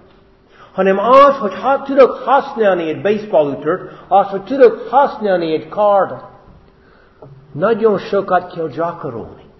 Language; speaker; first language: Hungarian; non-native, fluent; English